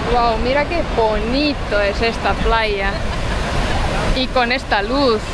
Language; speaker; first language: Spanish; non-native, fluent; Estonian